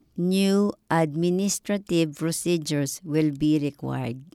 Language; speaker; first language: English; non-native, local second language; Filipino